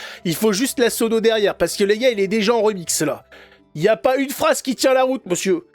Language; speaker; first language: French; native; French